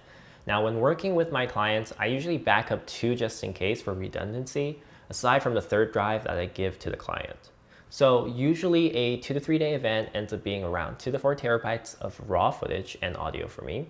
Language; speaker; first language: English; native; English